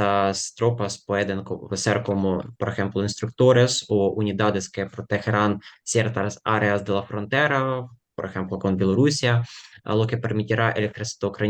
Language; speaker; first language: Spanish; non-native, fluent; Ukrainian